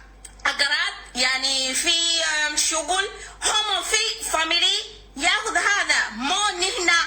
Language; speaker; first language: Arabic; non-native, learner; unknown